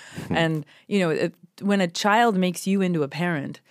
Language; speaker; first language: English; native; English